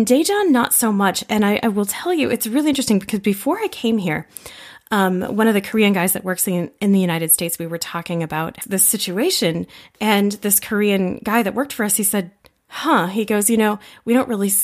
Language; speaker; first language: English; native; English